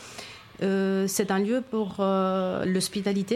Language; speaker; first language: French; non-native, fluent; Italian